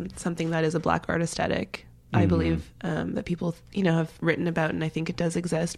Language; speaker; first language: English; native; English